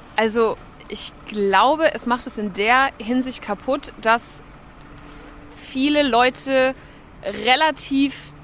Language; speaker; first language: German; native; German